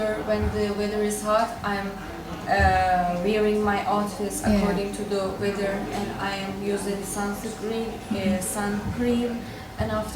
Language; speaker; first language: English; non-native, learner; Turkish